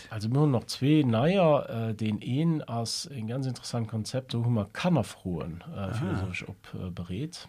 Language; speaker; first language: Luxembourgish; early bilingual, other home language; German